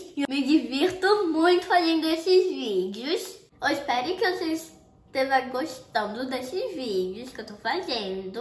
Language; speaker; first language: Portuguese; early bilingual, heritage; Portuguese